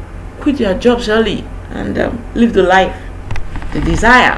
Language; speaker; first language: English; non-native, local second language; Yoruba